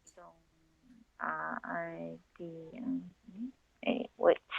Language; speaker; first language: English; non-native, learner; Chinese